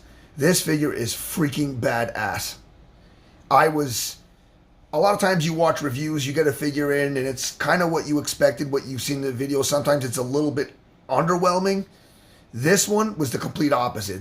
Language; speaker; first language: English; native; English